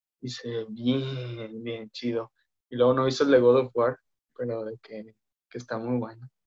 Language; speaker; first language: Spanish; native; Spanish